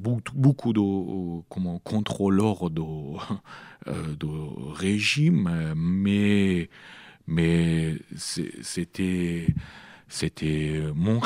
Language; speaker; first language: French; non-native, learner; Persian